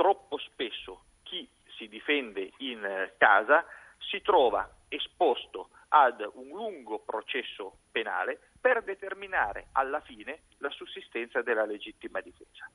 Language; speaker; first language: Italian; native; Italian